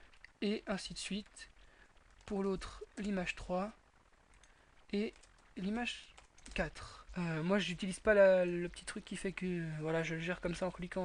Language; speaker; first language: French; native; French